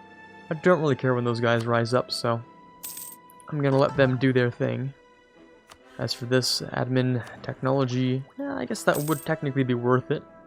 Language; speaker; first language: English; native; English